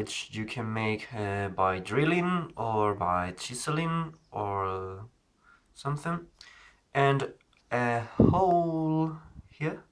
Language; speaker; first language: English; non-native, learner; Spanish